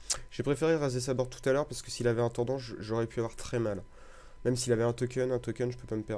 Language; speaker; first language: French; native; French